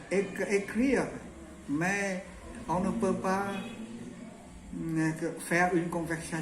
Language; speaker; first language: French; non-native, learner; Vietnamese